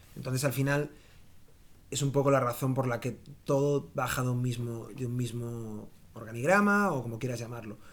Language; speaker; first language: Spanish; native; Spanish